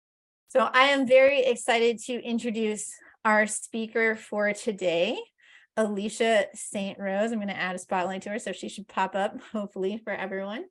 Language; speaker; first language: English; native; English